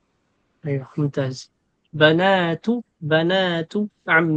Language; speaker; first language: Arabic; non-native, fluent; Filipino